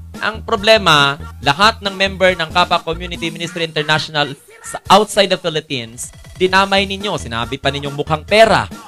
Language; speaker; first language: Filipino; non-native, local second language; Cebuano